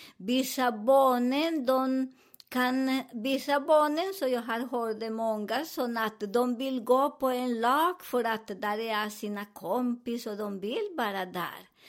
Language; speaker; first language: Swedish; non-native, learner; Spanish